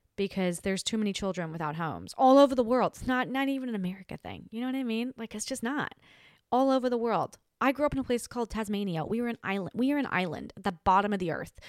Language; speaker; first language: English; native; English